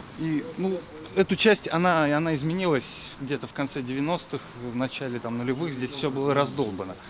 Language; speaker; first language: Russian; native; Russian